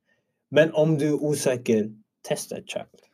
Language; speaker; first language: Swedish; early bilingual, other home language; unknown